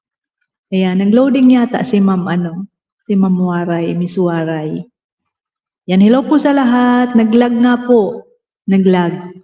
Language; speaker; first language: Filipino; non-native, local second language; Bikol